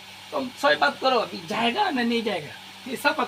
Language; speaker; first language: Hindi; non-native, local second language; Bangla